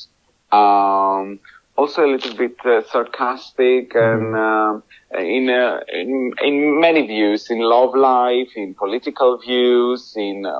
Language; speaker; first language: English; non-native, fluent; Greek